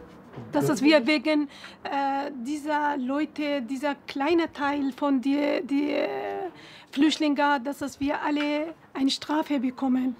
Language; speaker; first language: German; non-native, learner; Arabic